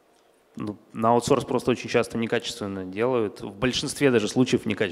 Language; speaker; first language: Russian; native; Russian